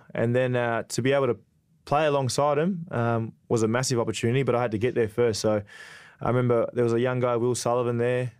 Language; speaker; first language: English; native; English